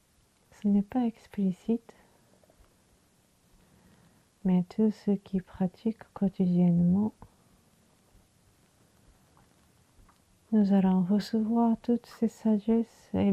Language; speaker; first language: French; non-native, fluent; Japanese